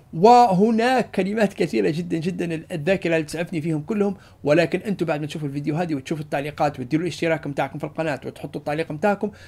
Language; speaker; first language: Arabic; non-native, local second language; Berber languages